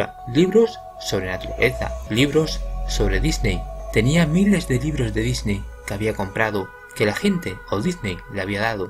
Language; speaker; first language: Spanish; native; Spanish